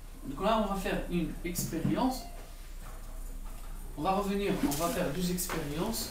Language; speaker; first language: French; non-native, local second language; Arabic